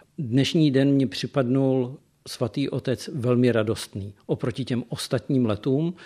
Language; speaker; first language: Czech; native; Czech